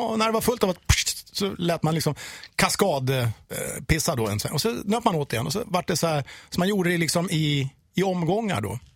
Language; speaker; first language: Swedish; native; Swedish